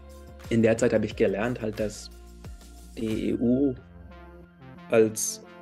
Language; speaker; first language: German; early bilingual, heritage; English